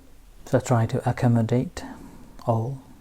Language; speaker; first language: English; non-native, fluent; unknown